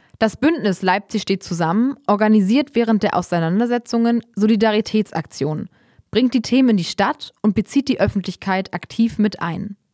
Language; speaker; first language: German; native; German